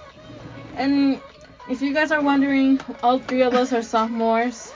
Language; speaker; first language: English; non-native, fluent; Spanish